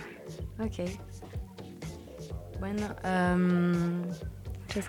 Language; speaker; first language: Spanish; non-native, learner; French